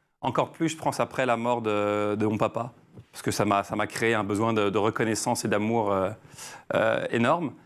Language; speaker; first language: French; native; French